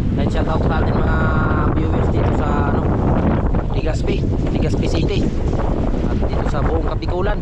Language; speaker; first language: Filipino; non-native, local second language; Masbatenyo